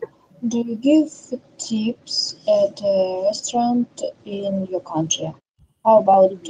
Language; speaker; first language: English; non-native, learner; Russian